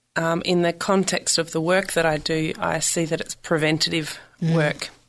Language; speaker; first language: English; native; English